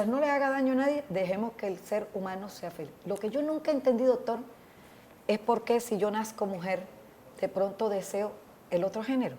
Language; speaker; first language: Spanish; native; Spanish